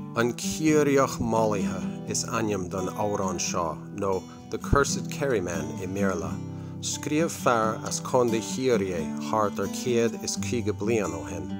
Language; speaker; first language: Irish; non-native, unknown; English